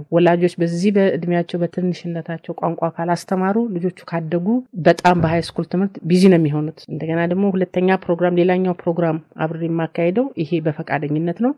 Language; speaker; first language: Amharic; native; Amharic